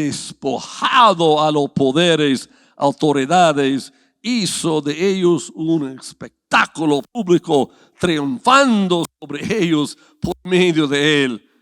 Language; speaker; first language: Spanish; non-native, fluent; English